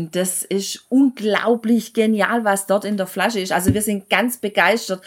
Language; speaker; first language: German; native; German